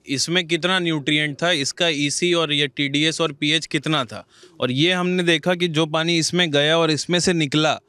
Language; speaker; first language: Hindi; native; Hindi